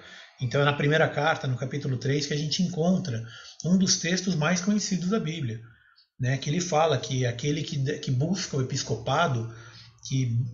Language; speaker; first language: Portuguese; native; Portuguese